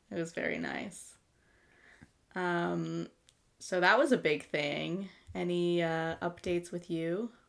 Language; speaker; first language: English; early bilingual, other home language; Spanish